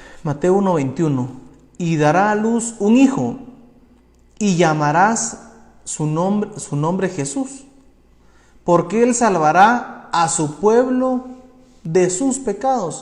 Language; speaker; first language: Spanish; native; Spanish